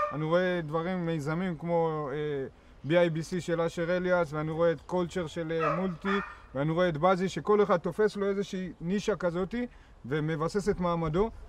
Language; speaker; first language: Hebrew; early bilingual, other home language; Amharic